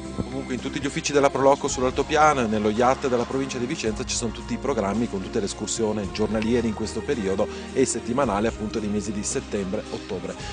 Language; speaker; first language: Italian; native; Italian